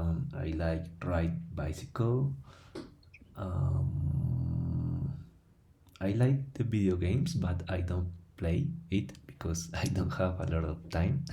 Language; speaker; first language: English; non-native, learner; Spanish